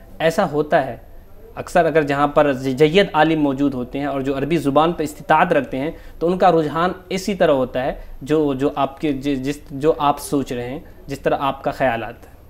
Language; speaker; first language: Urdu; native; Urdu